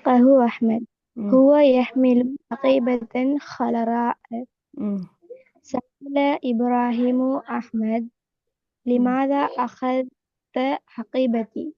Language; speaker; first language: Arabic; non-native, learner; Tamil